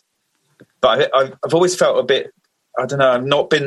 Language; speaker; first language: English; native; English